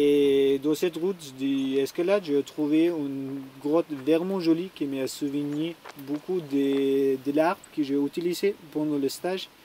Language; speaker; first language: French; non-native, learner; German